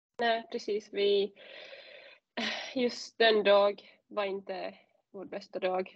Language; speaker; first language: Swedish; non-native, fluent; Czech